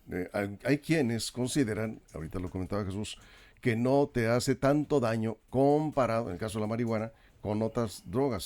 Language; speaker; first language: Spanish; native; Spanish